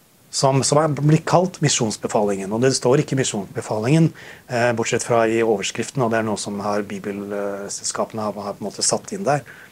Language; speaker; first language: Norwegian; native; Norwegian